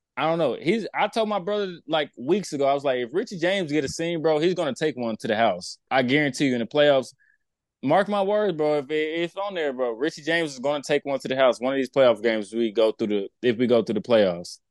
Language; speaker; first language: English; native; English